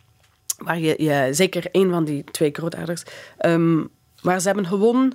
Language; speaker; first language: Dutch; non-native, fluent; English